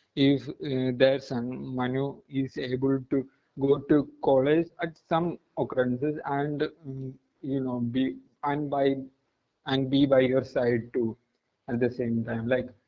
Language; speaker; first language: English; non-native, local second language; Malayalam